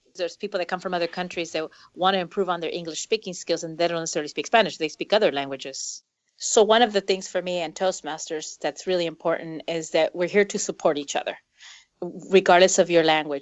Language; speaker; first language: English; early bilingual, other home language; Spanish